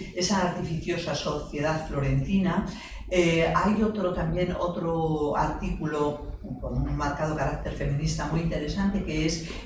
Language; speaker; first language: Spanish; native; Spanish